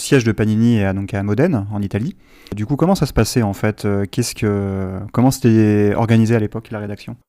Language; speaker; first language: French; native; French